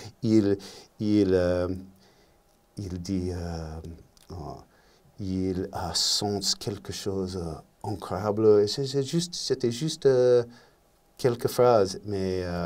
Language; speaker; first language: French; non-native, learner; English